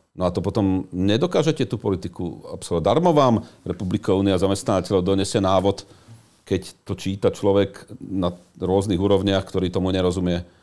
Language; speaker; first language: Slovak; native; Slovak